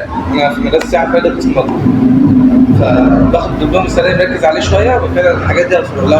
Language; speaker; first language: Arabic; native; Arabic